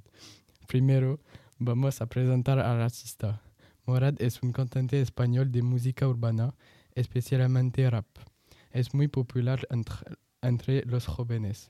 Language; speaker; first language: Spanish; non-native, learner; French